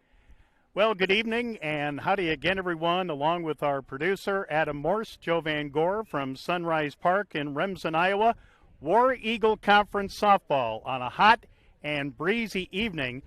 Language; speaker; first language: English; native; English